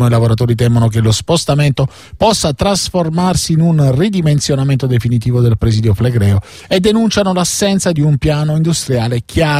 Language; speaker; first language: Italian; native; Italian